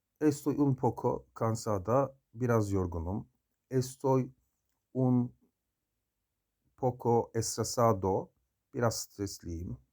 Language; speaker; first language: Spanish; non-native, learner; Turkish